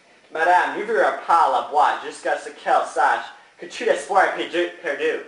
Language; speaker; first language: French; non-native, learner; English